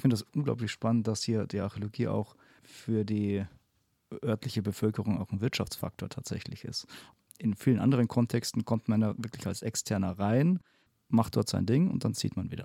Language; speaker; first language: German; native; German